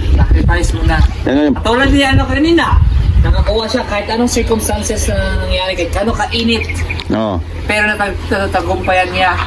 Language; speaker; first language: Filipino; non-native, local second language; Cebuano